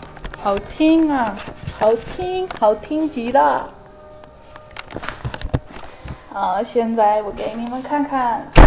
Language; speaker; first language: Chinese; non-native, fluent; Dutch